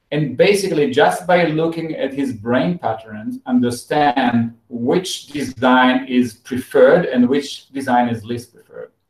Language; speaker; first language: English; non-native, fluent; Hebrew